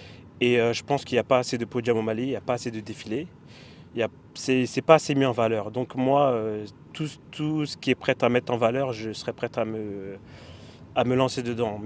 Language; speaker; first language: French; early bilingual, other home language; Bambara